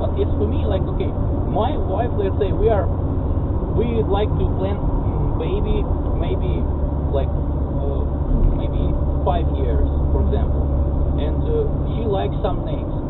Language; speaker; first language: English; non-native, fluent; Russian